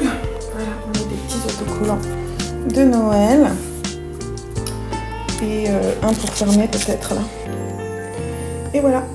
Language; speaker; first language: French; native; French